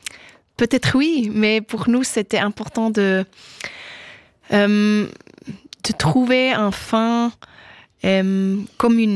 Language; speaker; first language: French; non-native, local second language; German